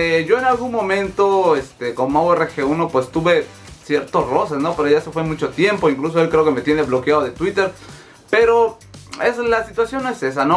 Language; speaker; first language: Spanish; native; Spanish